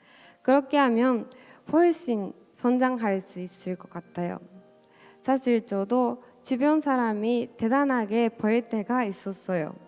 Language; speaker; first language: Korean; non-native, fluent; Japanese